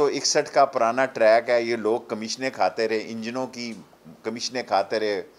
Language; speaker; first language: Urdu; non-native, local second language; Punjabi